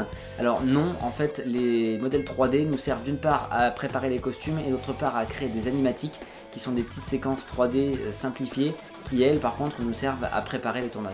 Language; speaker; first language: French; native; French